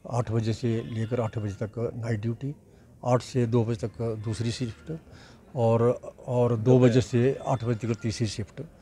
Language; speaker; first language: Hindi; native; Hindi